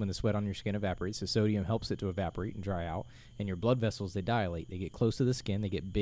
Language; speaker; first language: English; native; English